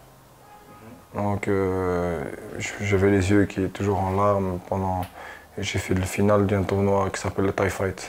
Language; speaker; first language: French; early bilingual, other home language; Arabic